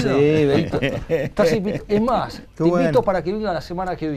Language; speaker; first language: Spanish; native; Spanish